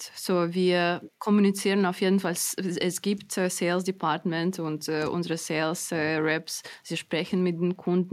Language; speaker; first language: German; non-native, fluent; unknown